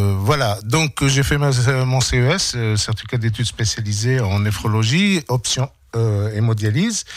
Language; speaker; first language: French; non-native, local second language; Arabic